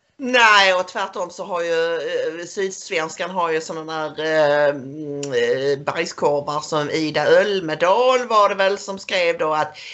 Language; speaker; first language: Swedish; native; Swedish